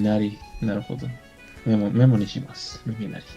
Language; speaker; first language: Japanese; non-native, fluent; Spanish